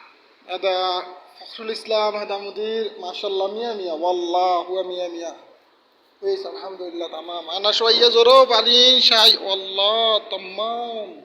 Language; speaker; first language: Arabic; non-native, learner; Bangla